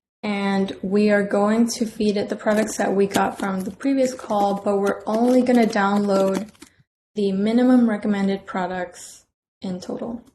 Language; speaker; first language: English; native; English